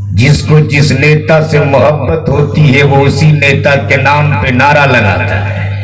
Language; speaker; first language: Hindi; native; Hindi